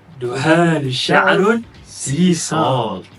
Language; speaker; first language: Arabic; non-native, learner; Malay